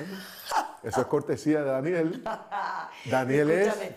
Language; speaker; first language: Spanish; native; Spanish